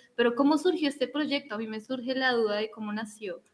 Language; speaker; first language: Spanish; native; Spanish